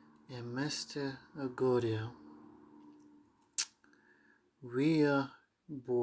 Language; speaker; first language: Greek; non-native, learner; Ukrainian